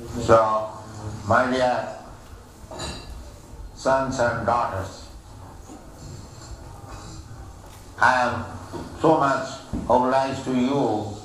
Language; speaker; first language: English; non-native, local second language; Bangla